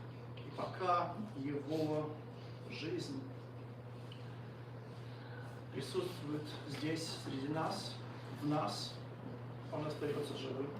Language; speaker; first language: Russian; native; Russian